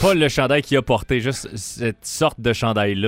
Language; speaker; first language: French; native; French